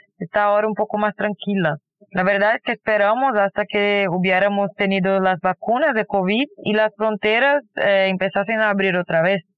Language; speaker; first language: Spanish; non-native, fluent; Portuguese